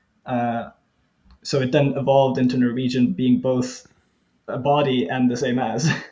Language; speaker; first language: English; non-native, fluent; Norwegian